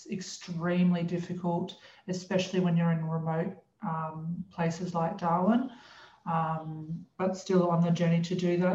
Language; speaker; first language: English; native; English